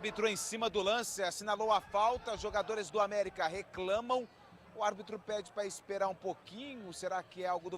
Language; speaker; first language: Portuguese; native; Portuguese